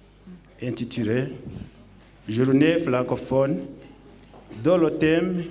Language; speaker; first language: French; non-native, local second language; Kinyarwanda